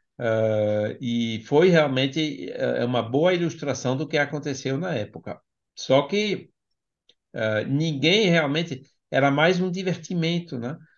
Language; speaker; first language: Portuguese; non-native, fluent; French